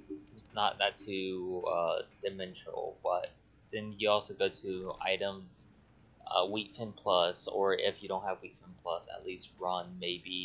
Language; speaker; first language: English; native; English